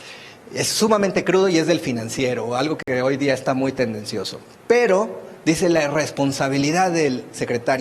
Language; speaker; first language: Spanish; native; Spanish